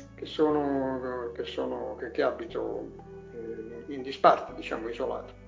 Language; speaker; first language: Italian; non-native, local second language; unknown